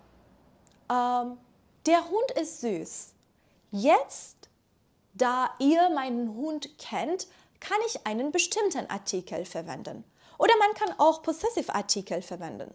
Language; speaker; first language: German; native; German